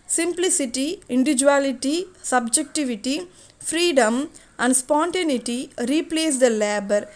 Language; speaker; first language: English; non-native, local second language; Tamil